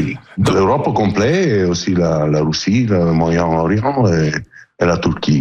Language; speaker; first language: French; non-native, learner; Italian